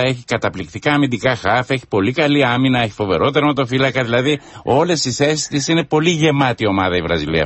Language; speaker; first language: Greek; native; Greek